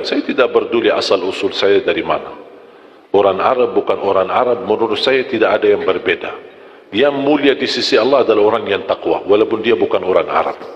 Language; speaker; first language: Indonesian; non-native, fluent; Arabic